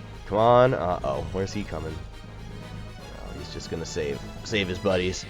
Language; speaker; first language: English; native; English